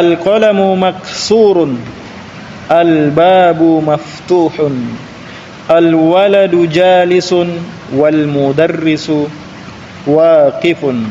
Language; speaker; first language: Arabic; non-native, fluent; Indonesian